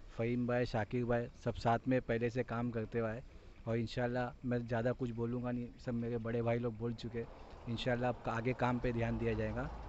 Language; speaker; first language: Hindi; native; Hindi